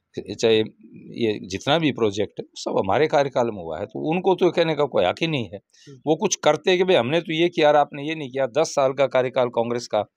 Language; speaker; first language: Hindi; native; Hindi